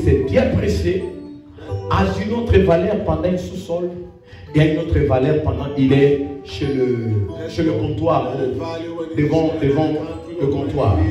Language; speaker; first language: French; non-native, local second language; Lingala